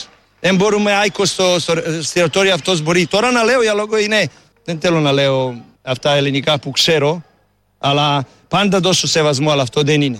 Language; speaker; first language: Greek; non-native, learner; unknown